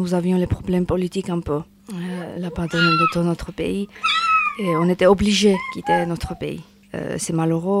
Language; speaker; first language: French; non-native, learner; Georgian